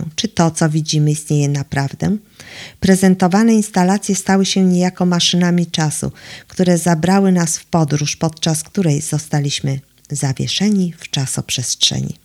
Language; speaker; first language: Polish; native; Polish